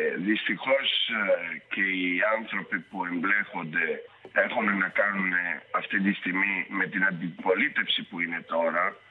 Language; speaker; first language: Greek; early bilingual, heritage; Italian